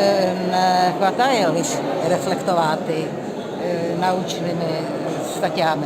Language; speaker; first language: Czech; non-native, learner; Rusyn